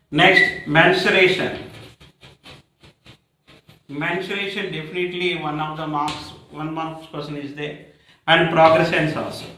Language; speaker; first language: English; non-native, local second language; Telugu